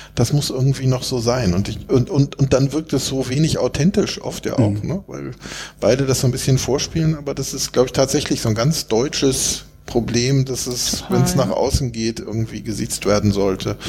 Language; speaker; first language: German; native; German